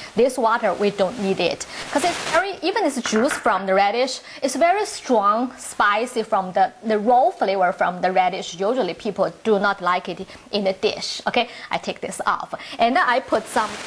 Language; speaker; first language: English; non-native, learner; Chinese